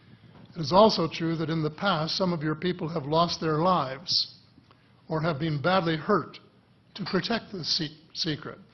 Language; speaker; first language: English; native; English